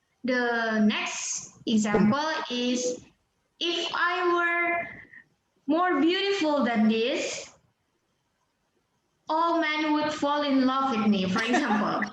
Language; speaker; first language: English; non-native, fluent; Indonesian